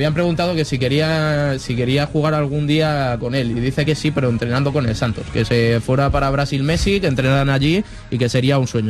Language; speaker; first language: Spanish; native; Spanish